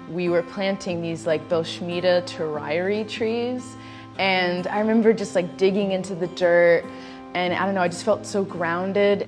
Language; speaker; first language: English; native; English